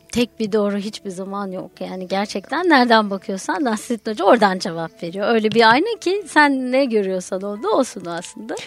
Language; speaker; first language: Turkish; native; Turkish